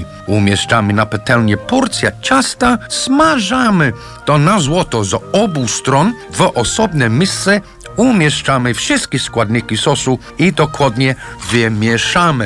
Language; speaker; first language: Polish; non-native, learner; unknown